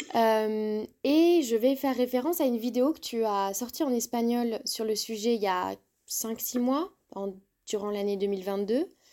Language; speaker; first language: French; native; French